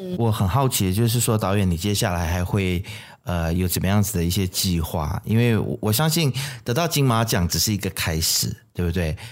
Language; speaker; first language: Chinese; native; Chinese